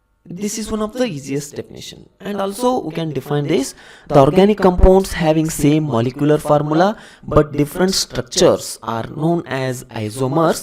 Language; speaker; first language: English; non-native, local second language; Kannada